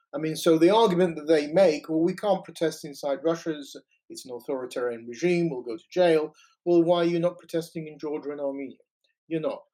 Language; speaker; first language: English; native; English